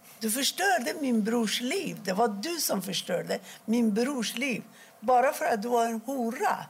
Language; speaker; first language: Swedish; non-native, fluent; Persian